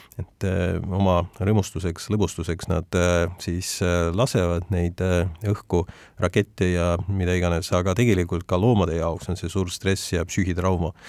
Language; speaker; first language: Estonian; native; Estonian